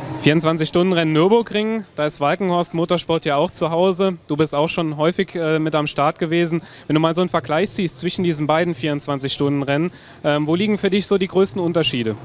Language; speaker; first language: German; native; German